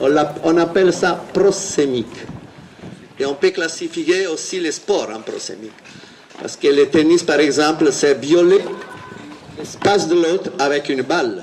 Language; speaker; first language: French; non-native, fluent; Italian